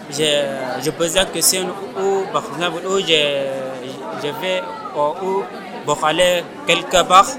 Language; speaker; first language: French; non-native, learner; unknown